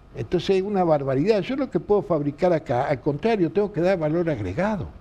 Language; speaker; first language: Spanish; native; Spanish